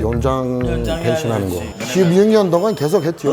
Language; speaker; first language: Korean; early bilingual, other home language; Turkish